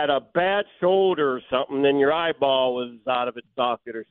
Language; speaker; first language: English; native; English